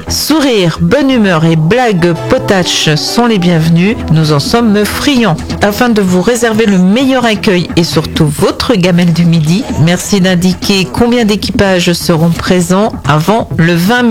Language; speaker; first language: French; native; French